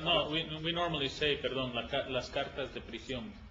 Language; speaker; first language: Spanish; early bilingual, heritage; Spanish